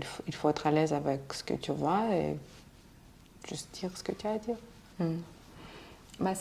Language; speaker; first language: French; non-native, fluent; Russian